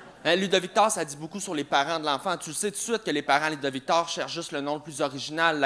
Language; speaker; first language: French; native; French